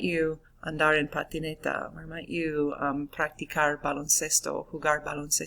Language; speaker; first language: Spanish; non-native, fluent; English